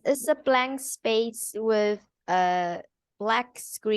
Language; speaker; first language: English; non-native, learner; Vietnamese